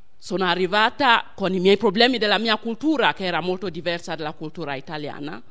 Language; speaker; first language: Italian; non-native, fluent; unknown